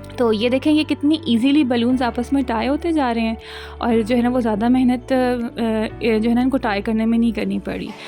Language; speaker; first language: Urdu; native; Urdu